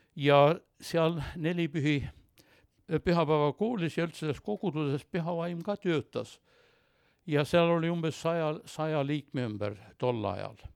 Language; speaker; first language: Estonian; early bilingual, heritage; Estonian